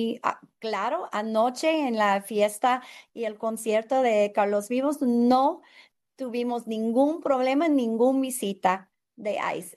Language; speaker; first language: Spanish; non-native, learner; English